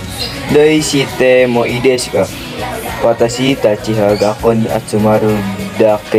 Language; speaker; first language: Japanese; non-native, learner; Indonesian